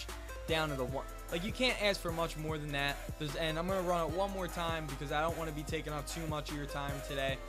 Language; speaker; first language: English; native; English